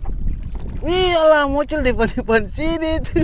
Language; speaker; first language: Malay; native; Malay